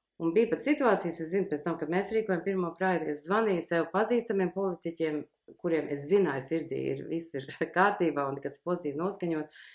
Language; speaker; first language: Latvian; early bilingual, heritage; Latvian